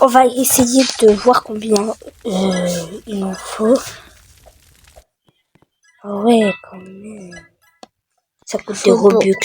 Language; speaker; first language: French; native; French